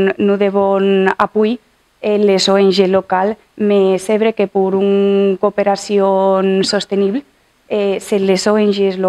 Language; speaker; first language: French; non-native, learner; Catalan